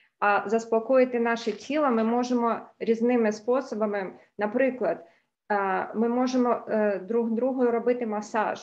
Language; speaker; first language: Ukrainian; non-native, local second language; Russian